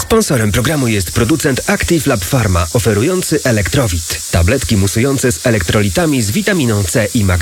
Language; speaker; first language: Polish; native; Polish